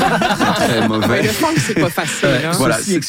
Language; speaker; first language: French; native; French